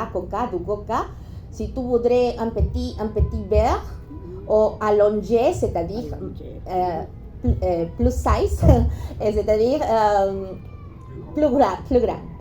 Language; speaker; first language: French; non-native, fluent; Spanish